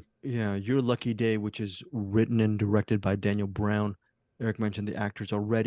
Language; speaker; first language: English; native; English